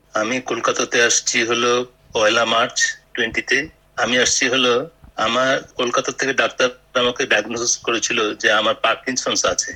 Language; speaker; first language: Bangla; native; Bangla